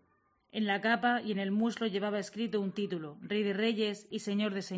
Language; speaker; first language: Spanish; native; Spanish